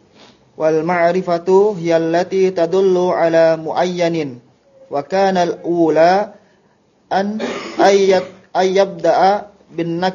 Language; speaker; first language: Arabic; non-native, learner; Indonesian